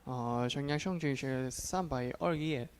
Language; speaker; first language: Chinese; non-native, learner; Korean